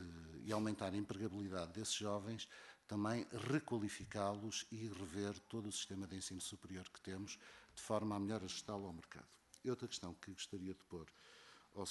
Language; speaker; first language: Portuguese; native; Portuguese